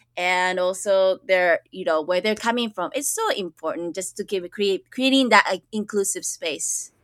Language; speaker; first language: English; early bilingual, other home language; Japanese